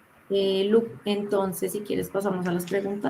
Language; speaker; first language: Spanish; native; Spanish